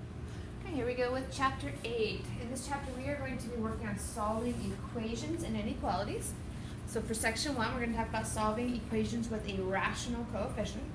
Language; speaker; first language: English; native; English